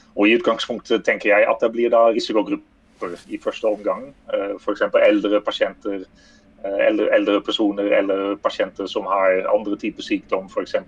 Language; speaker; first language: Norwegian; non-native, fluent; Dutch